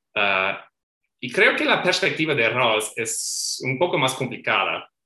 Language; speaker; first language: Spanish; non-native, fluent; English